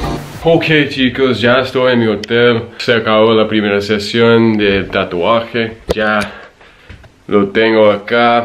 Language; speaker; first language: Spanish; non-native, fluent; English